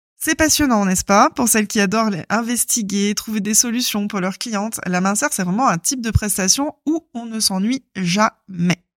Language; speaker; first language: French; native; French